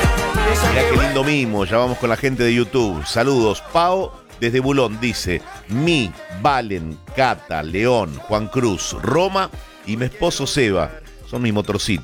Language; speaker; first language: Spanish; native; Spanish